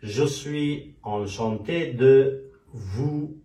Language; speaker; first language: French; non-native, fluent; Persian